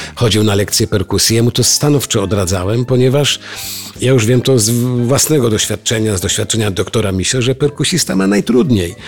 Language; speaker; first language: Polish; native; Polish